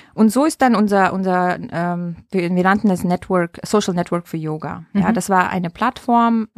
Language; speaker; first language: German; non-native, fluent; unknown